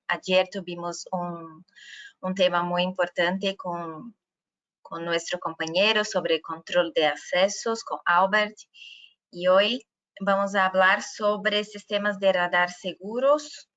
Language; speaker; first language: Spanish; non-native, fluent; Portuguese